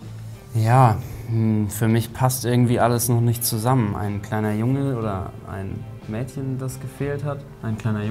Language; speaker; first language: German; native; German